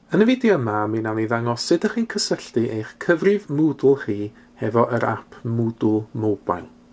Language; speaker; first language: Welsh; non-native, local second language; English